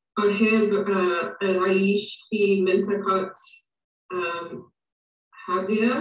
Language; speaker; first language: Arabic; non-native, learner; English